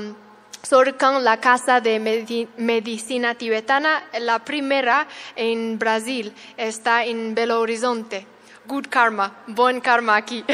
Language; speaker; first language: Spanish; non-native, learner; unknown